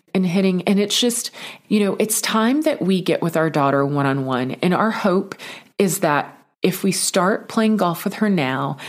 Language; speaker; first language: English; native; English